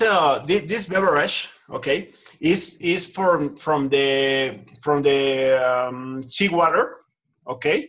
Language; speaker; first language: English; non-native, learner; Spanish